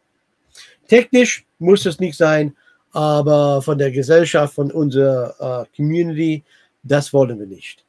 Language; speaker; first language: German; non-native, learner; English